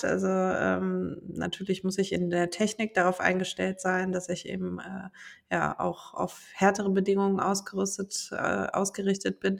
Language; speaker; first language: German; native; German